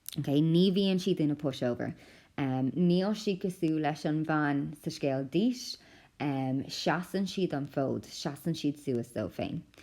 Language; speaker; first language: Irish; non-native, local second language; English